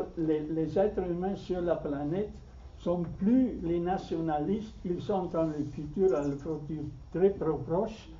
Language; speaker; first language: French; non-native, fluent; German